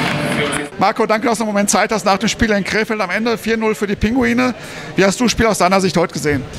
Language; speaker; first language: German; native; German